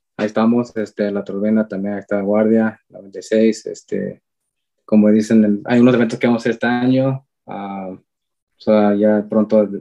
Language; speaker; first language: Spanish; early bilingual, heritage; Spanish